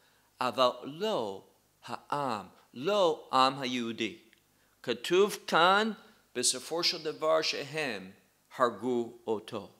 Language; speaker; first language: Hebrew; non-native, fluent; English